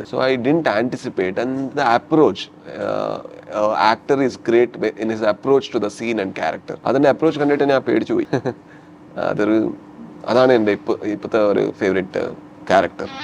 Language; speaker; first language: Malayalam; non-native, learner; Kannada